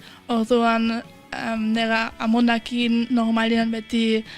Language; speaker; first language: Basque; early bilingual, heritage; Basque